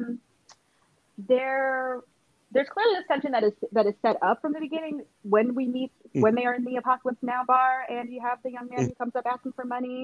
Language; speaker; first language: English; native; English